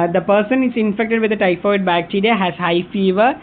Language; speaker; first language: English; non-native, local second language; Malayalam